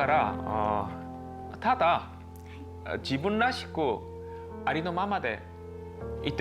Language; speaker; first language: Japanese; non-native, fluent; Korean